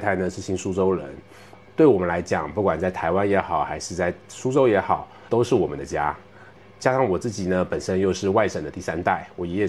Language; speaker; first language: Chinese; native; Chinese